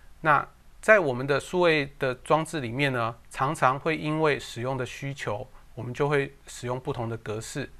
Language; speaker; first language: Chinese; native; Chinese